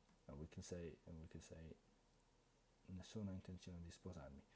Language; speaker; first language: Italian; non-native, fluent; English